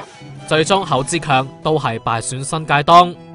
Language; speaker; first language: Cantonese; native; Cantonese